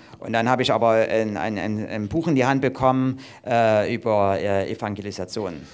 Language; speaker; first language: German; native; German